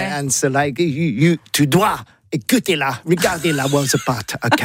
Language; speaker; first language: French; non-native, learner; English